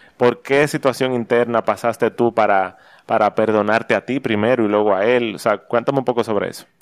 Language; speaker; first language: Spanish; native; Spanish